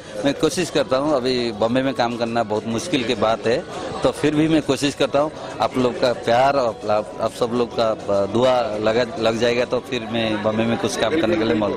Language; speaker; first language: Hindi; non-native, local second language; Odia